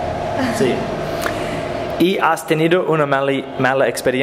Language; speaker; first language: Spanish; non-native, learner; English